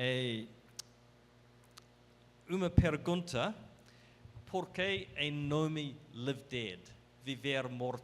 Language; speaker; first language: Portuguese; non-native, fluent; English